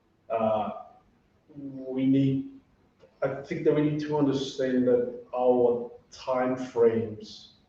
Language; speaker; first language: English; non-native, fluent; Portuguese